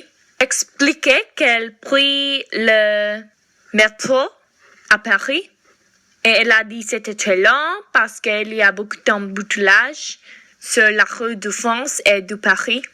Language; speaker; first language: French; non-native, learner; English